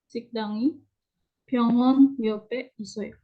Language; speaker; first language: Korean; non-native, learner; Indonesian